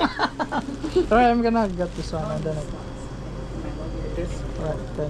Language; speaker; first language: English; non-native, local second language; Filipino